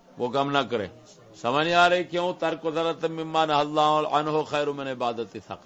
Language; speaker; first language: Urdu; non-native, local second language; Punjabi